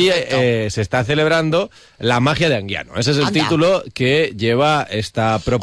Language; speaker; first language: Spanish; native; Spanish